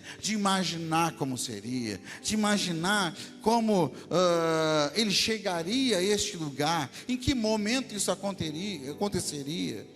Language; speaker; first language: Portuguese; native; Portuguese